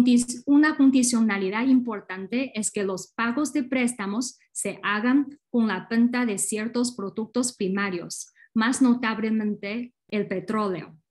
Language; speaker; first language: Spanish; non-native, fluent; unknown